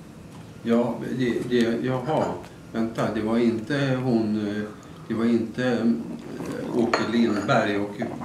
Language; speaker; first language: Swedish; native; Swedish